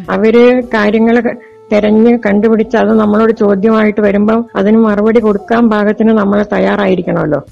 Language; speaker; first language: Malayalam; native; Malayalam